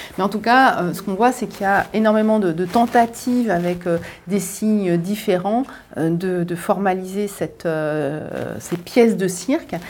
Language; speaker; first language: French; native; French